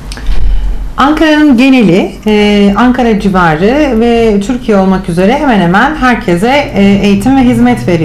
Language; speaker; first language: Turkish; native; Turkish